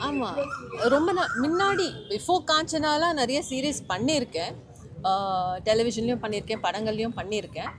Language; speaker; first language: Tamil; native; Tamil